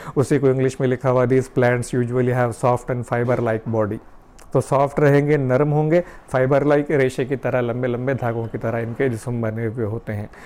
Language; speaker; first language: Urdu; native; Urdu